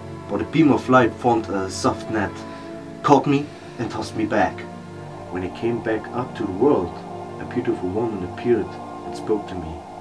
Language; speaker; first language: English; non-native, fluent; German